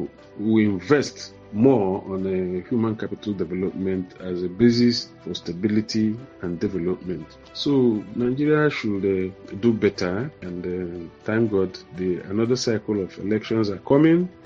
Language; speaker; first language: English; non-native, local second language; Igbo